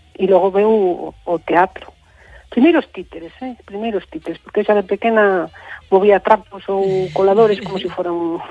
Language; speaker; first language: Galician; native; Galician